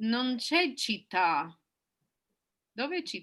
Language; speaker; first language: Italian; non-native, fluent; English